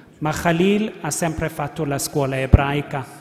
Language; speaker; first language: Italian; non-native, learner; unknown